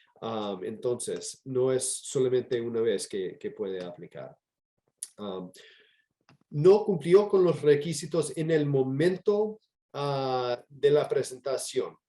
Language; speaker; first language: Spanish; non-native, fluent; English